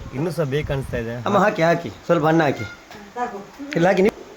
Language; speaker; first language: Kannada; non-native, local second language; Tulu